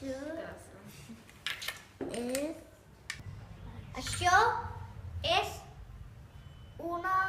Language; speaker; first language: Catalan; non-native, learner; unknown